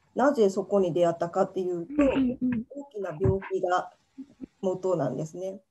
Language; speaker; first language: Japanese; native; Japanese